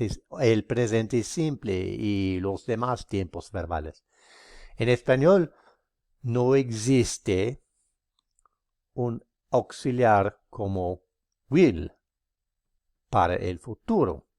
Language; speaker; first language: Spanish; non-native, fluent; English